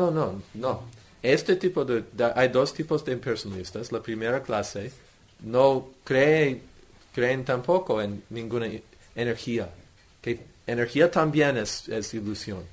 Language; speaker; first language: Spanish; non-native, fluent; English